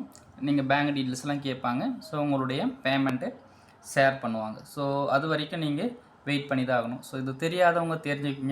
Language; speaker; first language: Tamil; native; Tamil